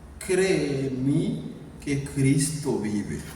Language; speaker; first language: Spanish; non-native, learner; Haitian Creole